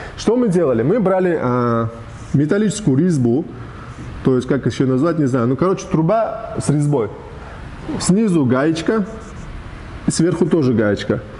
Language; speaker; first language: Russian; non-native, local second language; Uzbek